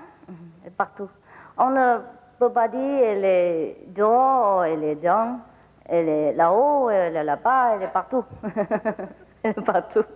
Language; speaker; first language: French; non-native, learner; Vietnamese